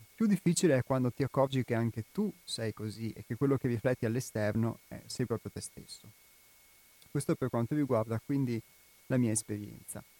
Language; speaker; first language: Italian; non-native, fluent; Albanian